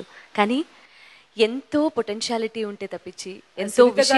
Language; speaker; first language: Telugu; native; Telugu